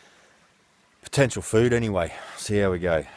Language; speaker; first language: English; native; English